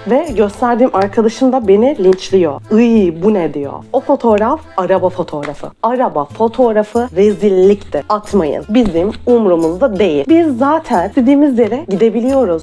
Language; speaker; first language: Turkish; native; Turkish